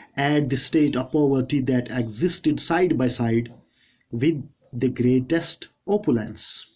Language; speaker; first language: English; non-native, local second language; Hindi